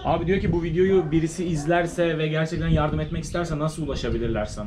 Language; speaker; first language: Turkish; native; Turkish